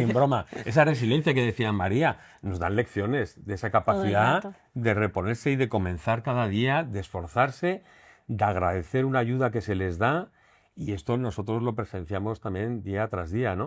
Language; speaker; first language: Spanish; native; Spanish